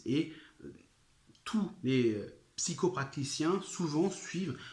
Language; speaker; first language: French; native; French